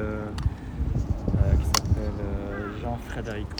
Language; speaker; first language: French; non-native, learner; Japanese